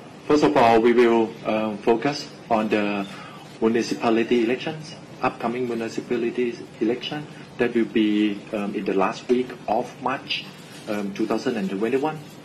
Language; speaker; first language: English; non-native, fluent; Thai